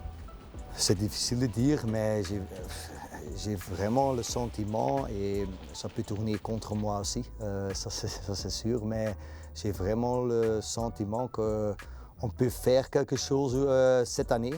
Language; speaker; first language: French; non-native, local second language; Dutch